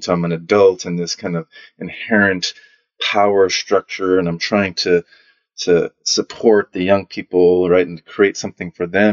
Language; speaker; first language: English; native; English